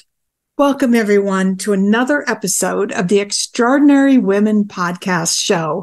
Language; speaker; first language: English; native; English